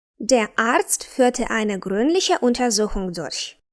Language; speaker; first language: German; non-native, fluent; Ukrainian